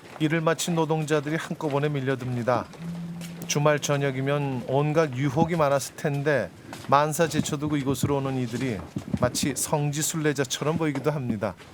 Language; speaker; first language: Korean; native; Korean